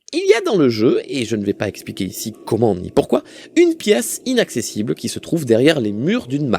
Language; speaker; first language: French; native; French